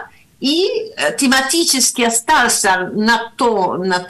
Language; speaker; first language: Russian; non-native, fluent; Italian